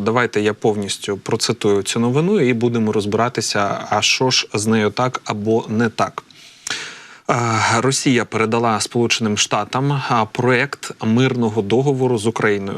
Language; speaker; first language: Ukrainian; native; Ukrainian